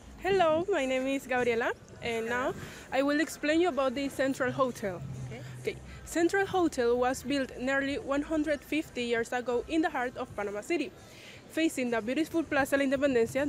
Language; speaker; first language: English; non-native, learner; Spanish